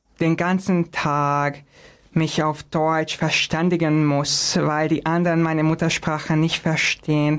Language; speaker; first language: German; non-native, fluent; Hungarian